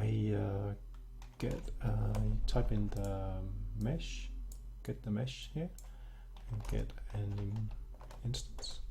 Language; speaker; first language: English; non-native, fluent; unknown